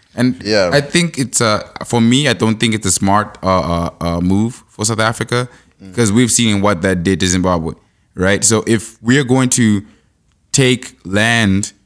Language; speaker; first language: English; non-native, local second language; Shona